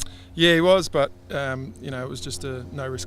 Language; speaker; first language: English; native; English